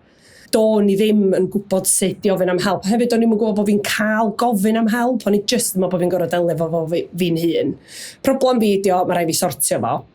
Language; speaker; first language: Welsh; native; Welsh